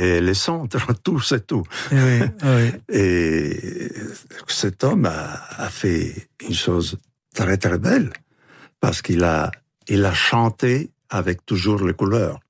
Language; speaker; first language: French; non-native, fluent; Italian